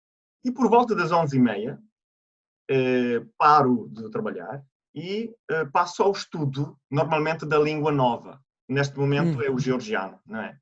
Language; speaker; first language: Portuguese; non-native, fluent; Italian